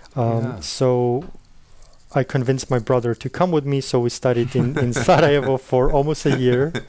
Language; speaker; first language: English; non-native, fluent; Slovenian